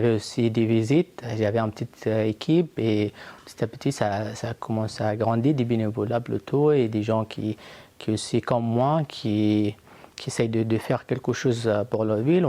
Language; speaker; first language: French; non-native, fluent; Arabic